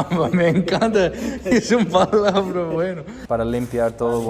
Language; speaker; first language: Spanish; non-native, learner; English